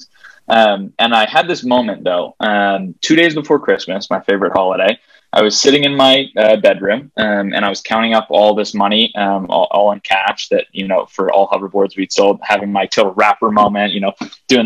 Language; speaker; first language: English; native; English